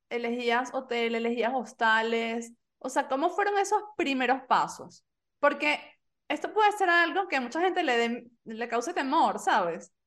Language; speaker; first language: Spanish; native; Spanish